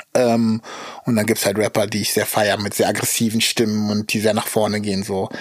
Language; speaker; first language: German; early bilingual, other home language; Russian